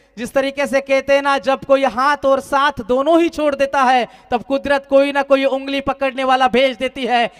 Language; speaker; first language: Hindi; non-native, local second language; Marathi